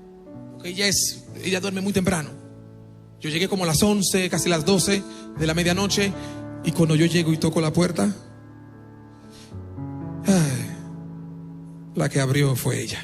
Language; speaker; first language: Spanish; non-native, fluent; Haitian Creole